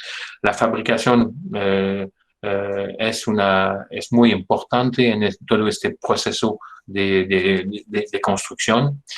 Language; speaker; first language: Spanish; non-native, fluent; French